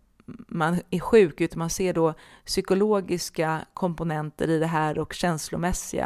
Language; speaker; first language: Swedish; native; Swedish